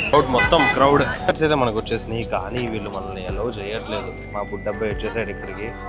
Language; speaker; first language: Telugu; native; Telugu